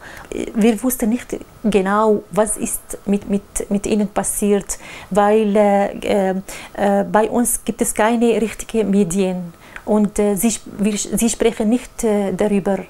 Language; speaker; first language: German; non-native, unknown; Arabic